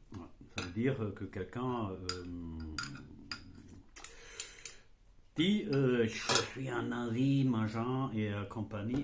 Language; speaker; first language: French; non-native, fluent; German